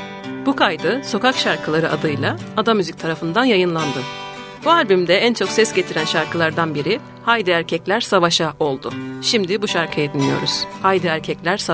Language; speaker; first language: Turkish; native; Turkish